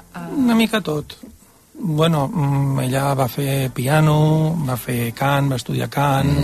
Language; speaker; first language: Catalan; native; Catalan